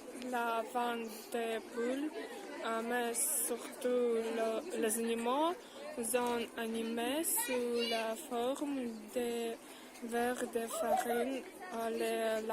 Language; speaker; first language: French; non-native, learner; Russian